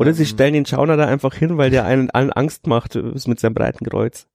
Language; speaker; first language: German; native; German